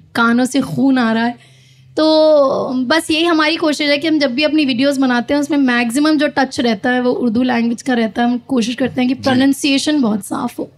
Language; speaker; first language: Hindi; native; Hindi